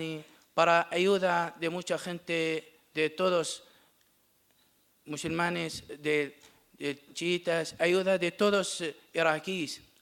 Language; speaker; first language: Spanish; non-native, learner; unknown